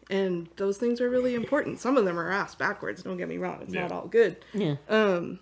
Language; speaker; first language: English; native; English